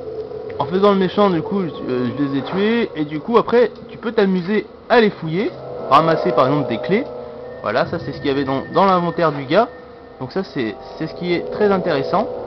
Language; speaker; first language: French; native; French